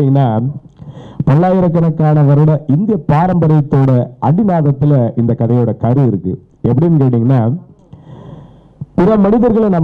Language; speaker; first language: Tamil; native; Tamil